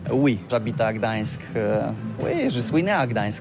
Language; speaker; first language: French; non-native, learner; Polish